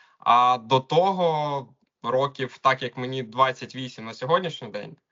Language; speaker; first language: Ukrainian; non-native, local second language; Russian